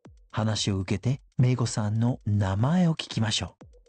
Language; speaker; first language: Japanese; non-native, fluent; English